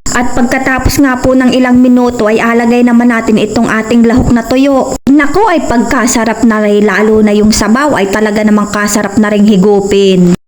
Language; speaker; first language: Filipino; native; Filipino